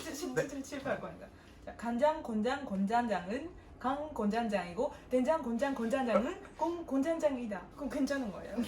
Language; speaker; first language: Korean; non-native, learner; Japanese